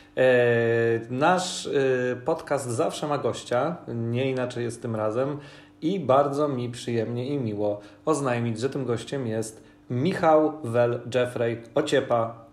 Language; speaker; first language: Polish; native; Polish